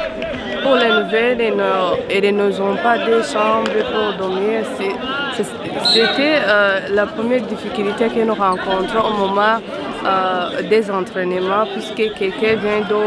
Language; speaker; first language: French; non-native, local second language; Rundi